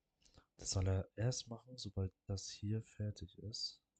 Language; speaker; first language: German; native; German